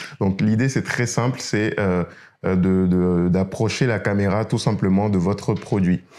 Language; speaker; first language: French; native; French